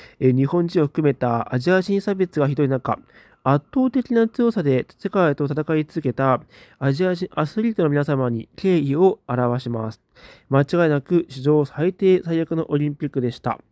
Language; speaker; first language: Japanese; native; Japanese